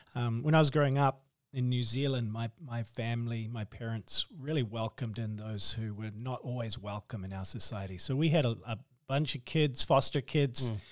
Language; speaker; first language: English; native; English